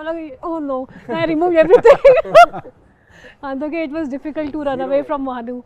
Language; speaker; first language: Telugu; non-native, local second language; Hindi